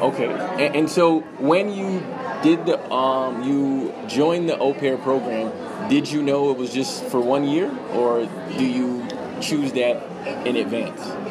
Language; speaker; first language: English; native; English